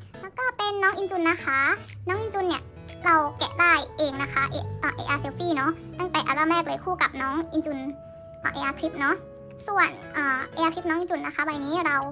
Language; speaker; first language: Thai; native; Thai